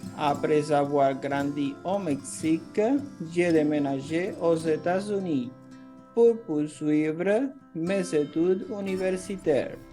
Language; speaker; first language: French; non-native, fluent; Spanish